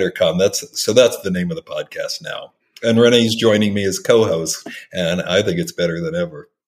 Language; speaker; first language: English; native; English